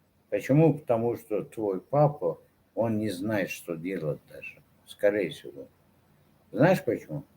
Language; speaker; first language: Russian; non-native, local second language; Turkmen